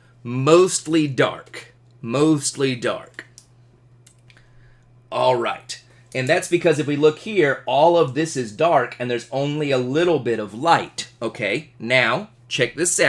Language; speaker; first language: English; native; English